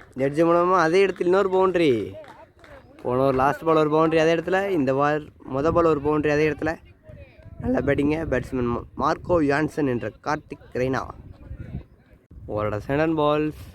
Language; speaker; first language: Tamil; native; Tamil